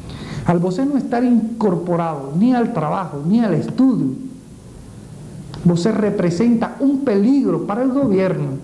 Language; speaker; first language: Portuguese; non-native, learner; Spanish